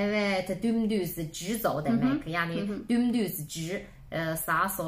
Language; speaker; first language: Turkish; non-native, fluent; Chinese